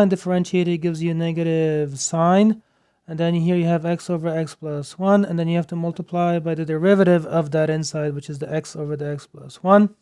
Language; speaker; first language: English; native; English